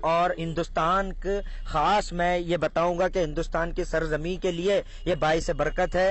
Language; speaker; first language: Urdu; native; Urdu